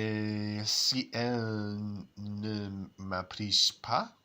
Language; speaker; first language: French; non-native, learner; English